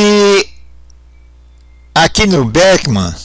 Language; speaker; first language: Portuguese; native; Portuguese